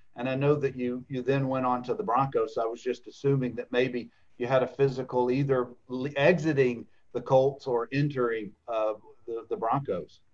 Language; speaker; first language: English; native; English